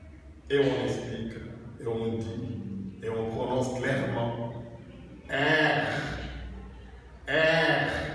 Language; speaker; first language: French; non-native, learner; Spanish